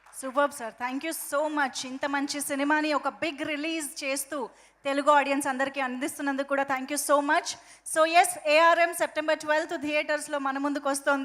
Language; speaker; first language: Telugu; native; Telugu